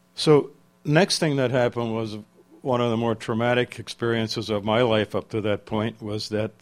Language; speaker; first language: English; early bilingual, other home language; Czech